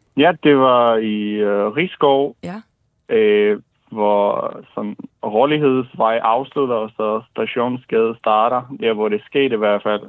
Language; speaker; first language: Danish; non-native, fluent; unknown